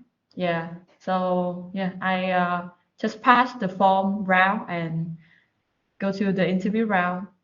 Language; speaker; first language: English; non-native, learner; Vietnamese